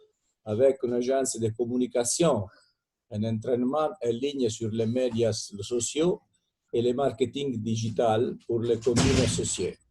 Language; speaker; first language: French; non-native, fluent; Italian